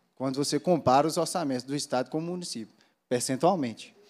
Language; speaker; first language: Portuguese; native; Portuguese